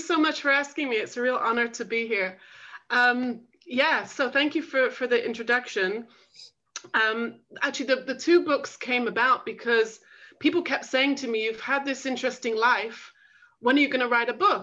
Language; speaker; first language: English; native; English